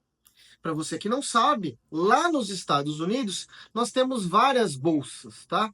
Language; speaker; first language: Portuguese; native; Portuguese